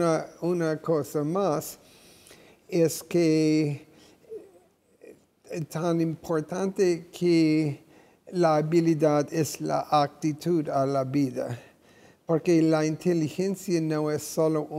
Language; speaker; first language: Spanish; non-native, fluent; English